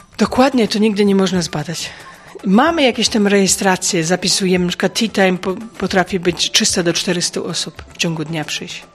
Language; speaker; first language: Polish; native; Polish